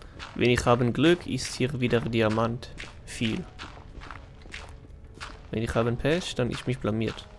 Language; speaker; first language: German; native; German